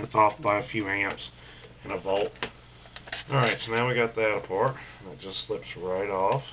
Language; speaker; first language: English; native; English